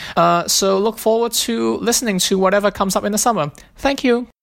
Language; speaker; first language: English; non-native, local second language; Cantonese